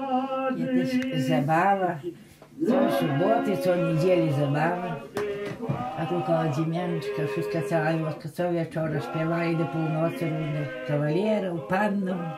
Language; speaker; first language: Polish; non-native, local second language; Ukrainian